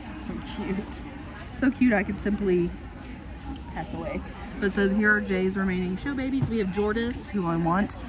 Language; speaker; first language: English; native; English